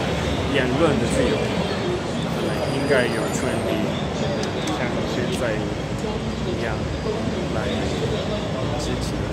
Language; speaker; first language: Chinese; non-native, learner; Italian